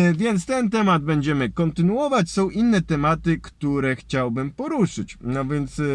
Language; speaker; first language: Polish; native; Polish